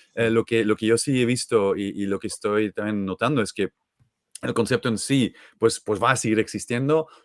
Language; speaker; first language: Spanish; non-native, fluent; Dutch